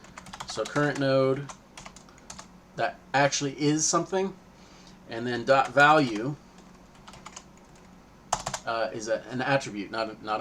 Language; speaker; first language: English; native; English